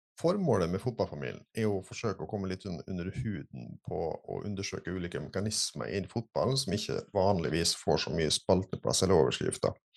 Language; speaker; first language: Norwegian; native; Norwegian